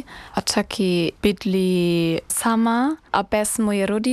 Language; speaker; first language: Czech; non-native, learner; German